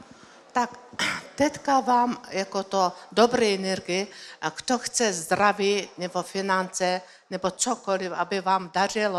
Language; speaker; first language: Czech; non-native, learner; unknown